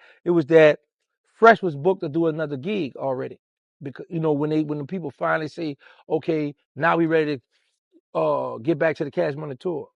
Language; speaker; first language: English; native; English